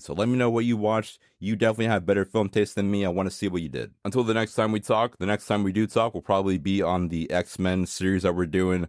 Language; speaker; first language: English; native; English